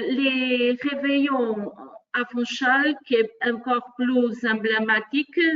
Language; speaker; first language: French; non-native, fluent; Portuguese